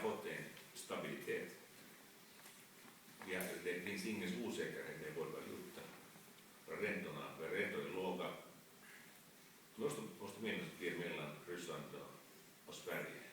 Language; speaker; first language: Swedish; non-native, fluent; Finnish